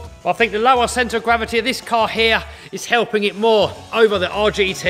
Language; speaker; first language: English; native; English